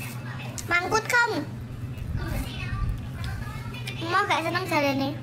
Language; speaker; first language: Vietnamese; non-native, learner; Indonesian